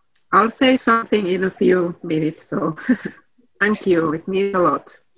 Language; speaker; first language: English; non-native, fluent; Finnish